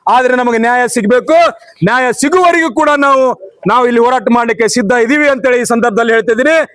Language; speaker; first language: Kannada; non-native, local second language; Urdu